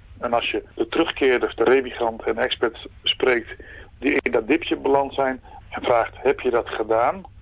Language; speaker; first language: Dutch; native; Dutch